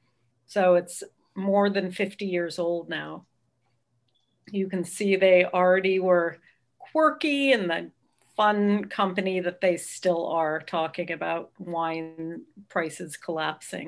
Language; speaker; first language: English; native; English